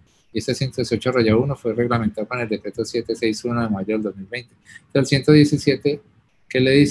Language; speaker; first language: Spanish; native; Spanish